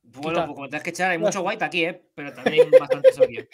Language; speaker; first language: Spanish; native; Spanish